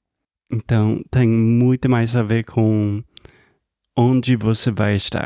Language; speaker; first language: Portuguese; non-native, fluent; English